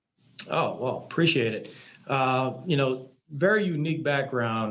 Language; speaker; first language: English; native; English